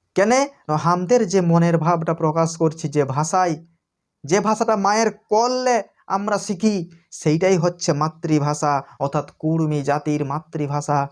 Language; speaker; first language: Bangla; non-native, local second language; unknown